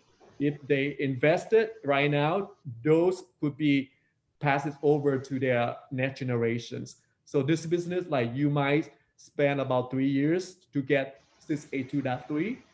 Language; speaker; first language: English; non-native, fluent; Vietnamese